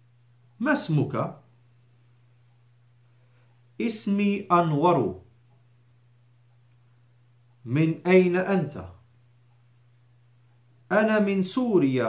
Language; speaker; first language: Arabic; non-native, fluent; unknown